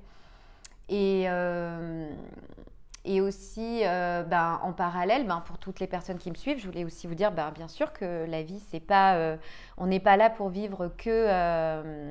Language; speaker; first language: French; native; French